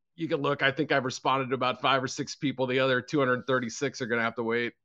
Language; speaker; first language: English; native; English